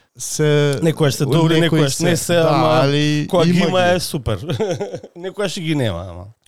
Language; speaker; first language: Macedonian; native; Macedonian